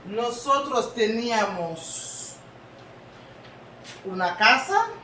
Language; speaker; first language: Spanish; non-native, learner; Haitian Creole